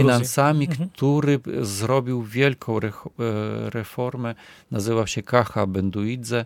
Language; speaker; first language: Polish; non-native, fluent; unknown